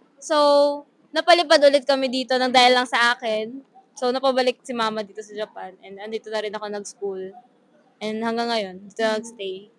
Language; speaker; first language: Filipino; non-native, local second language; Bikol